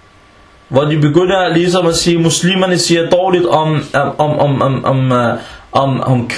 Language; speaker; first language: Danish; early bilingual, other home language; Arabic